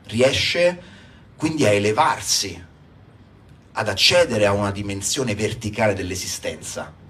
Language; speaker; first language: Italian; native; Italian